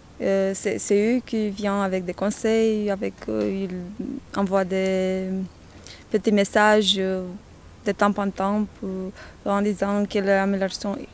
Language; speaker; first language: French; non-native, learner; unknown